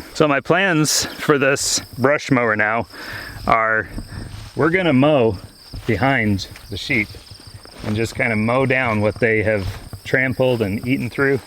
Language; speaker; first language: English; native; English